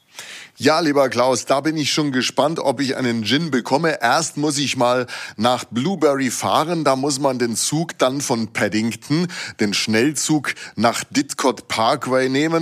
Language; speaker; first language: German; native; German